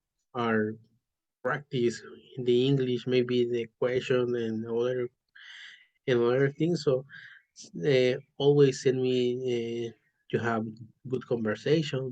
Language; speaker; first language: English; non-native, learner; Spanish